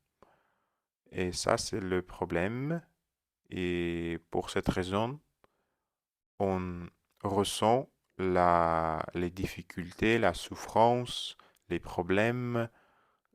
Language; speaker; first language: French; non-native, learner; Russian